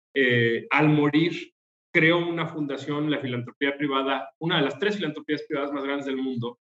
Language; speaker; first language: Spanish; native; Spanish